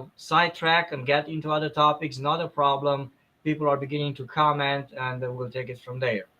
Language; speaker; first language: English; non-native, fluent; Romanian